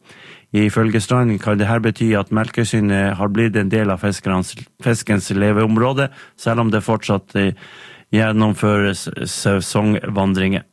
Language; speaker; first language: Norwegian; native; Norwegian